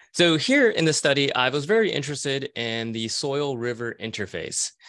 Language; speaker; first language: English; native; English